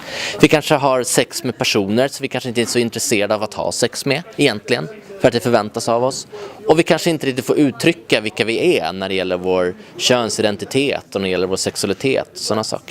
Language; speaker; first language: Swedish; native; Swedish